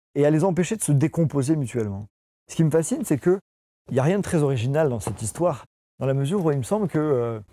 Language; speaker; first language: French; native; French